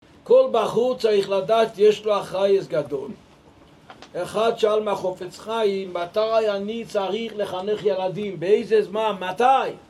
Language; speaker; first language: Hebrew; non-native, local second language; Yiddish